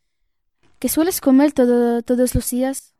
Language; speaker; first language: Spanish; non-native, learner; French